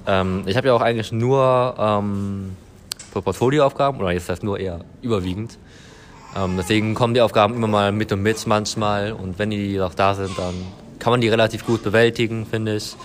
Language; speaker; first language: German; native; German